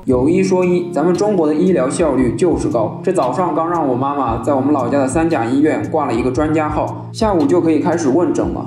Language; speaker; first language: Chinese; native; Chinese